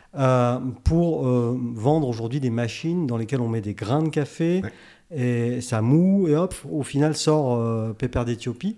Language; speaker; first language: French; native; French